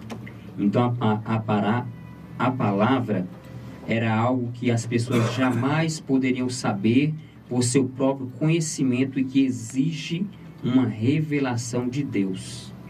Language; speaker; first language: Portuguese; native; Portuguese